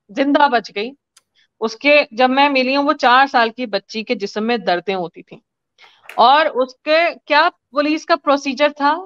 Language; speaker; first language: Hindi; native; Hindi